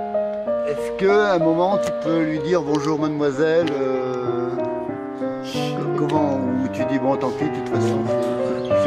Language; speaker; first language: French; native; French